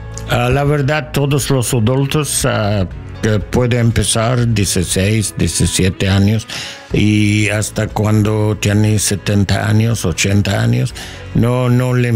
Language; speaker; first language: Spanish; non-native, learner; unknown